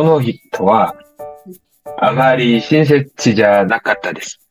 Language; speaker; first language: Japanese; non-native, learner; Korean